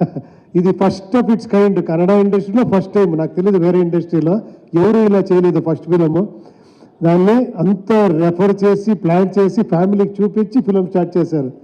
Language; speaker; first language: Telugu; non-native, learner; Kannada